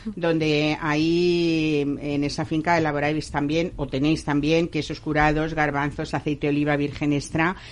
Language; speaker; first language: Spanish; native; Spanish